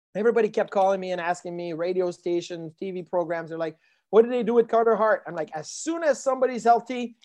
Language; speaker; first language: English; native; English